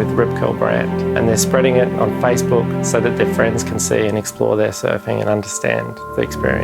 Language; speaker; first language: English; native; English